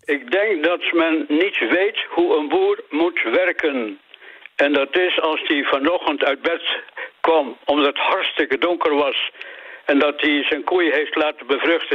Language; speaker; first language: Dutch; native; Dutch